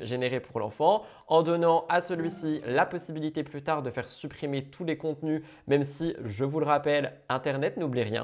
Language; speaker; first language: French; native; French